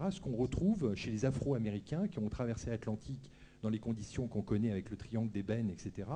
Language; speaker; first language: French; native; French